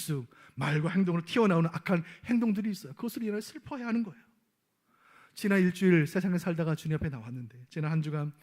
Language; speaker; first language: Korean; native; Korean